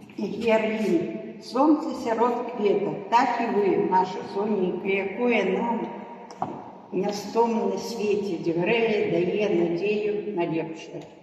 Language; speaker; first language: Belarusian; native; Belarusian